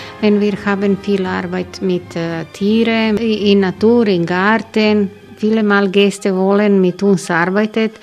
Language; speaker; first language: German; non-native, learner; Croatian